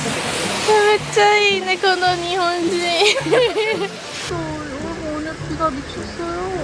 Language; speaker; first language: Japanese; non-native, fluent; Korean